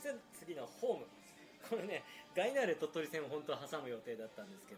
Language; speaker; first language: Japanese; native; Japanese